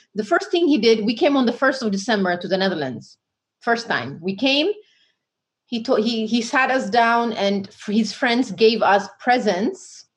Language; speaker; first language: English; non-native, fluent; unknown